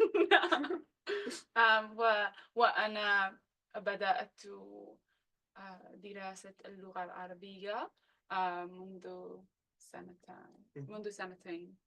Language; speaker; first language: Arabic; non-native, learner; English